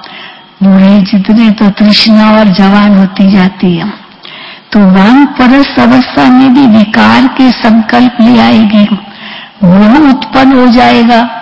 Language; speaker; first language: Hindi; native; Hindi